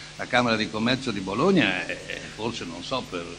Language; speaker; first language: Italian; native; Italian